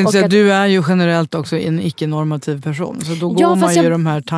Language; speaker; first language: Swedish; native; Swedish